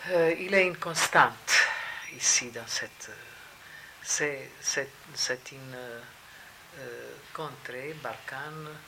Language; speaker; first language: French; non-native, fluent; Serbian